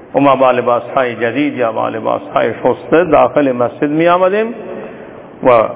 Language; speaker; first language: Persian; non-native, local second language; Turkmen